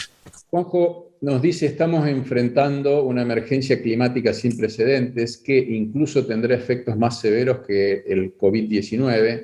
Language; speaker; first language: Spanish; native; Spanish